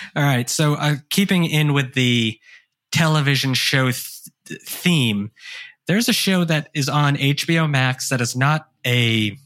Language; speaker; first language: English; native; English